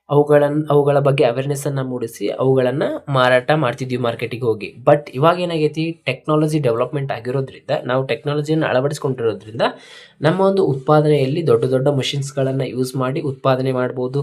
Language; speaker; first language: Kannada; native; Kannada